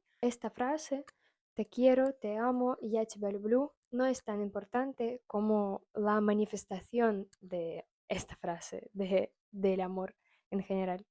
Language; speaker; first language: Spanish; non-native, fluent; Russian